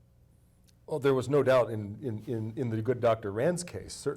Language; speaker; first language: English; native; English